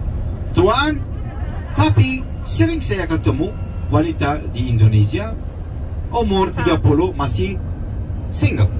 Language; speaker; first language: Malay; non-native, fluent; Turkish